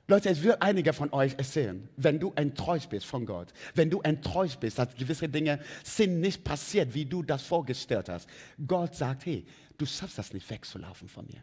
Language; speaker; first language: German; non-native, fluent; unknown